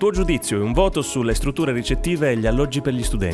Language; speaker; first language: Italian; native; Italian